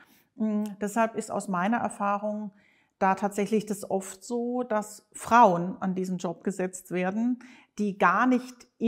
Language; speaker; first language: German; native; German